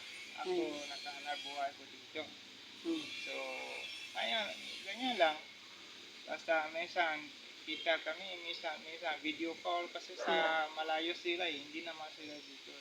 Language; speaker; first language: Filipino; non-native, learner; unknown